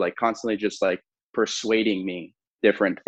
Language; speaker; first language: English; native; English